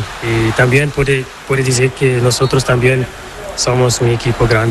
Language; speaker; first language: Spanish; non-native, learner; Portuguese